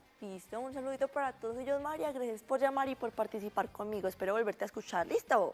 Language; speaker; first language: Spanish; native; Spanish